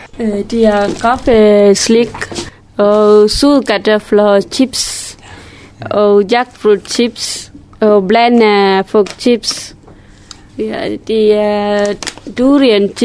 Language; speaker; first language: Danish; non-native, learner; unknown